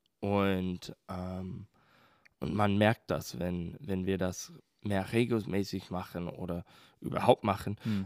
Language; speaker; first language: German; non-native, fluent; English